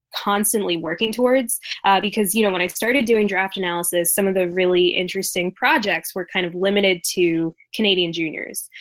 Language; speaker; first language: English; native; English